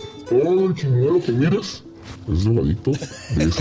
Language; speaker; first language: Spanish; native; Spanish